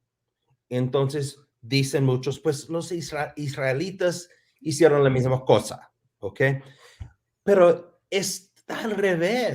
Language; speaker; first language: Spanish; non-native, fluent; English